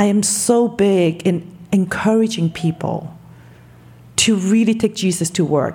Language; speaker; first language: English; non-native, local second language; Cantonese